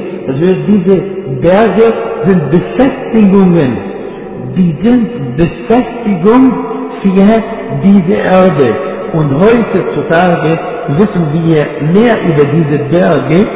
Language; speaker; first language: German; non-native, fluent; Arabic